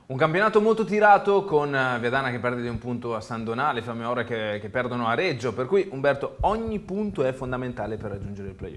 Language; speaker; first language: Italian; native; Italian